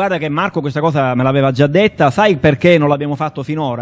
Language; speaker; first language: Italian; native; Italian